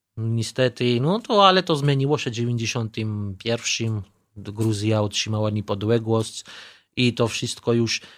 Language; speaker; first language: Polish; non-native, learner; Georgian